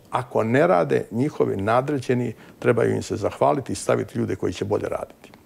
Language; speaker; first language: Croatian; native; Croatian